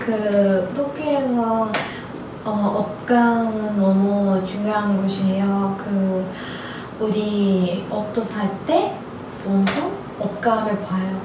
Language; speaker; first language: Korean; non-native, learner; Turkish